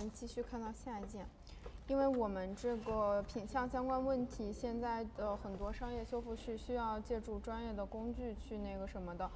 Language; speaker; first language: Chinese; native; Chinese